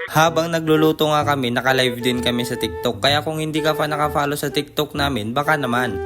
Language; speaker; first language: Filipino; native; Filipino